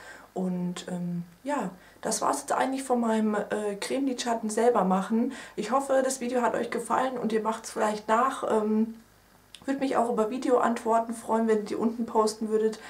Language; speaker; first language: German; native; German